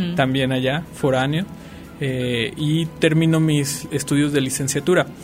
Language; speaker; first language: Spanish; native; Spanish